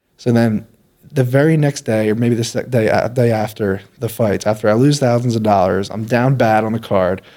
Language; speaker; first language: English; native; English